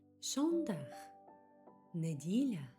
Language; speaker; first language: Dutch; non-native, fluent; Ukrainian